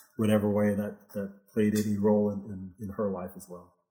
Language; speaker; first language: English; native; English